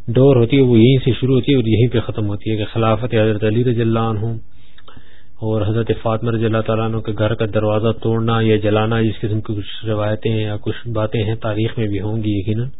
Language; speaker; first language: Urdu; non-native, local second language; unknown